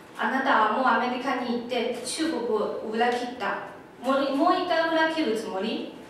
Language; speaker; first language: Japanese; non-native, fluent; Chinese